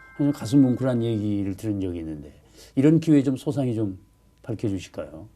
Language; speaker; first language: Korean; native; Korean